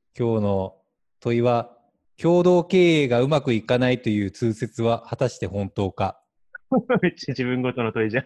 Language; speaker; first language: Japanese; native; Japanese